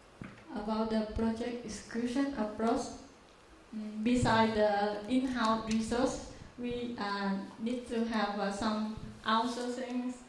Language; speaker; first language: English; non-native, learner; Vietnamese